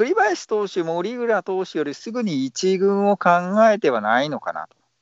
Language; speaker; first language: Japanese; native; Japanese